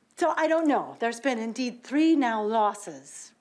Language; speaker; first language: English; native; English